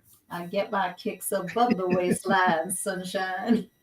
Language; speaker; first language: English; native; English